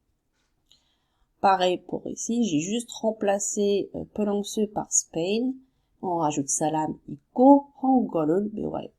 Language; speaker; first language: French; native; French